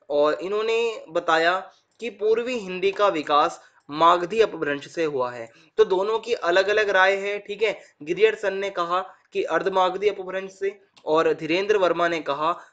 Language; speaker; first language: Hindi; native; Hindi